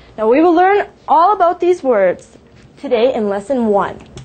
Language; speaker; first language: English; native; English